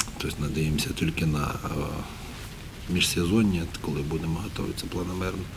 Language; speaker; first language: Ukrainian; native; Ukrainian